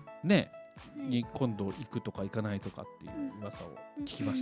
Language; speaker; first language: Japanese; native; Japanese